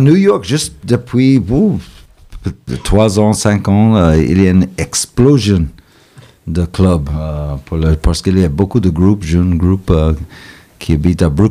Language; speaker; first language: French; non-native, fluent; English